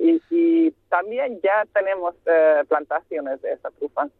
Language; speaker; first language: Spanish; non-native, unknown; Hungarian